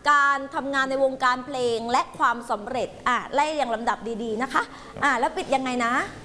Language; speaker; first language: Thai; native; Thai